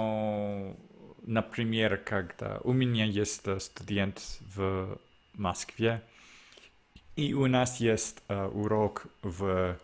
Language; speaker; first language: Russian; non-native, learner; Spanish